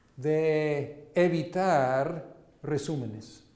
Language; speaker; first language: Spanish; non-native, fluent; English